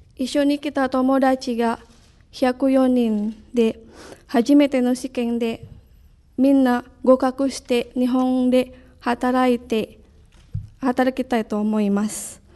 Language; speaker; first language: Japanese; non-native, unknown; Indonesian